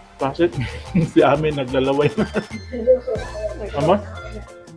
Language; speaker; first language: Filipino; non-native, local second language; Cebuano